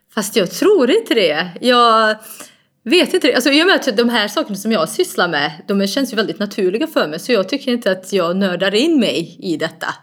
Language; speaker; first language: Swedish; non-native, fluent; Bosnian